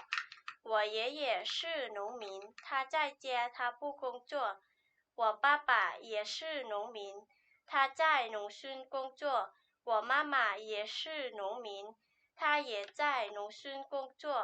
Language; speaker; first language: Chinese; non-native, learner; Lao